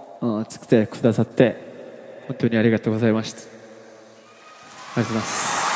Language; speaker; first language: Japanese; non-native, learner; Korean